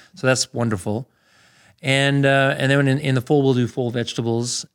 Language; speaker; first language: English; native; English